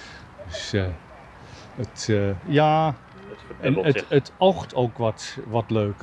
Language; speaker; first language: Dutch; native; Dutch